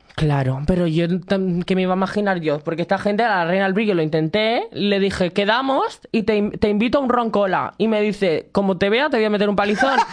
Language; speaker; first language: Spanish; native; Spanish